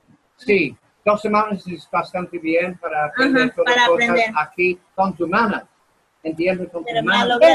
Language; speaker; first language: Spanish; non-native, learner; English